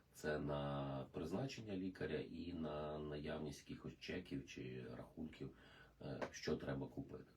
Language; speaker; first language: Ukrainian; native; Ukrainian